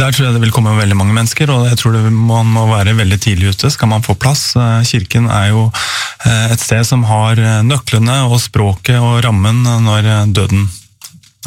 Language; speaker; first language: Norwegian; native; Norwegian